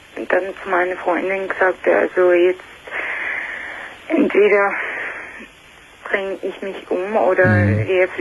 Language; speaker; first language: German; non-native, learner; Russian